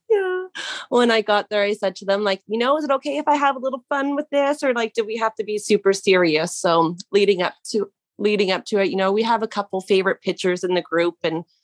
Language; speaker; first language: English; native; English